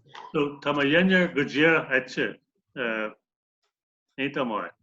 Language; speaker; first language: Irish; non-native, local second language; English